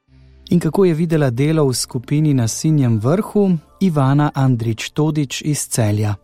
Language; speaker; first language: Slovenian; native; Slovenian